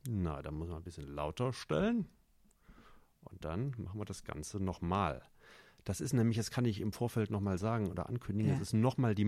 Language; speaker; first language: German; native; German